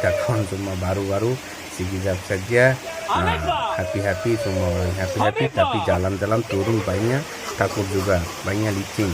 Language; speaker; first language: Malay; non-native, learner; Bangla